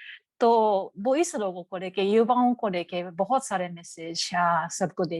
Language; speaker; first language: Hindi; non-native, learner; Japanese